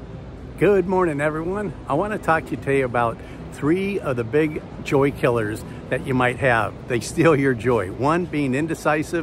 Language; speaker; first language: English; native; English